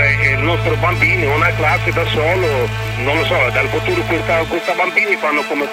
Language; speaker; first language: Italian; non-native, learner; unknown